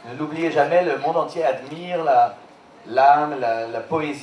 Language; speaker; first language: French; native; French